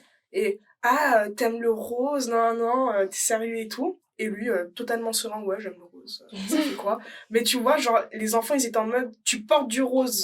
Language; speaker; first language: French; native; French